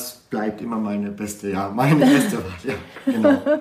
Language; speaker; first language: German; non-native, learner; Arabic